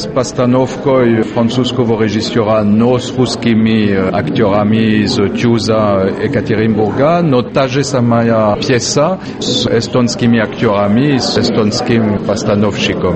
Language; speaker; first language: Russian; non-native, fluent; French